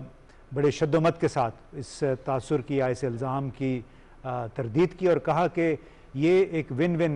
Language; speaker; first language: Urdu; native; Urdu